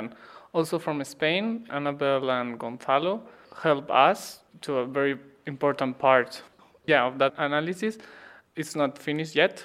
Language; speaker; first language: English; non-native, learner; Spanish